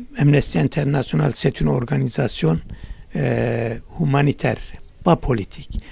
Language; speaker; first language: French; non-native, learner; Kurdish